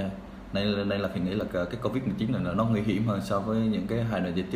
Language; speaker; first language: Vietnamese; native; Vietnamese